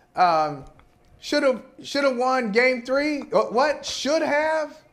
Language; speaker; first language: English; native; English